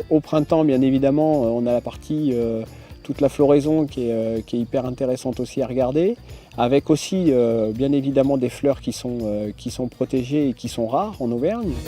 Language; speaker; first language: French; native; French